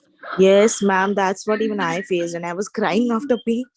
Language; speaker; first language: English; non-native, local second language; Bangla